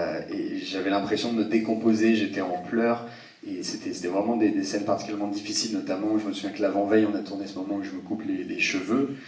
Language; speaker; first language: French; native; French